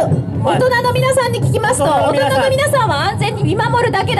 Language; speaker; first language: Japanese; native; Japanese